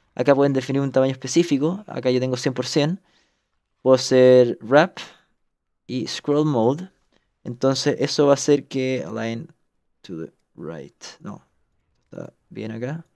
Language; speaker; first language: Spanish; native; Spanish